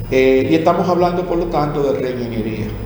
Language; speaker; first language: Spanish; native; Spanish